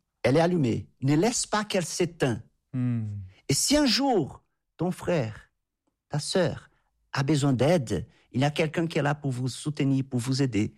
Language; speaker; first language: French; non-native, fluent; Portuguese